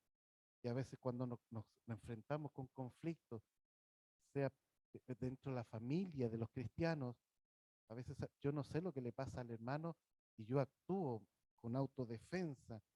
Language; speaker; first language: Spanish; native; Spanish